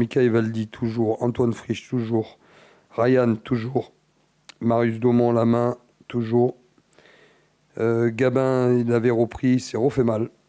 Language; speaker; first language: French; native; French